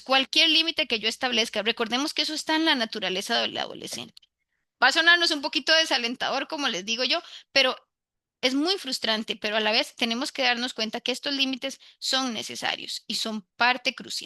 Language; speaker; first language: Spanish; native; Spanish